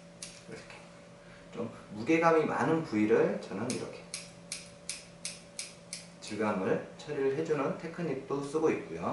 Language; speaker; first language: Korean; native; Korean